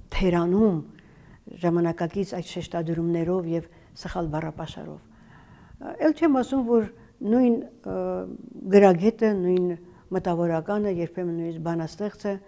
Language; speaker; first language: Armenian; native; Armenian